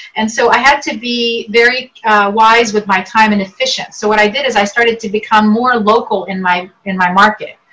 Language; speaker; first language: English; early bilingual, other home language; Arabic